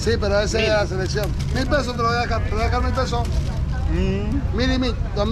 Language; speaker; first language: Spanish; native; Spanish